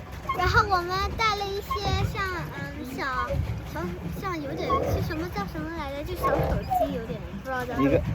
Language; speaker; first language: Chinese; early bilingual, heritage; Chinese